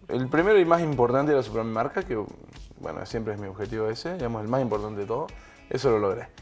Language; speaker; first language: Spanish; native; Spanish